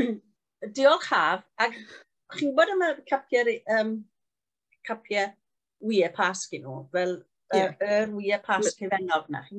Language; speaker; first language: Welsh; native; Welsh